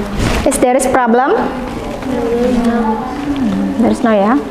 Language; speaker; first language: English; non-native, fluent; Indonesian